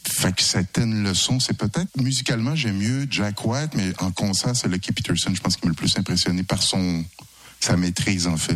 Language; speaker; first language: French; native; French